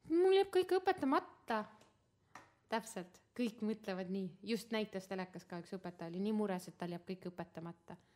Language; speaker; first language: Estonian; native; Estonian